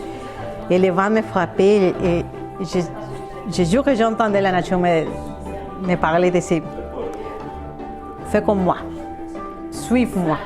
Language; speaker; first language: French; non-native, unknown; Spanish